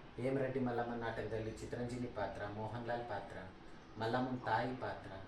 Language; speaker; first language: Kannada; native; Kannada